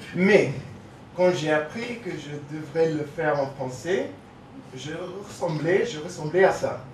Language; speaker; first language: French; non-native, learner; English